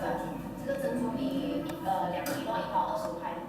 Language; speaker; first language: Chinese; native; Chinese